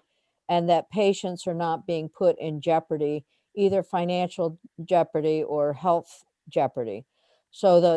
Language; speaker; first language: English; native; English